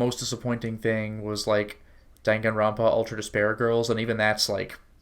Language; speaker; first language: English; native; English